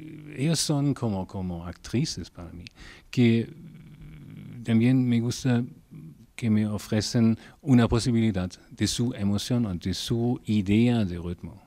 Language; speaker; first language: Spanish; non-native, learner; German